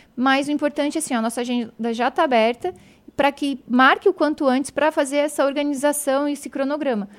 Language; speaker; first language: Portuguese; native; Portuguese